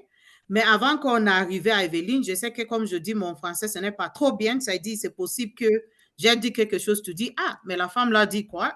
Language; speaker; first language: French; non-native, learner; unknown